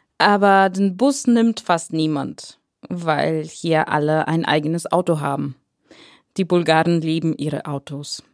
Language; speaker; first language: German; non-native, fluent; Bulgarian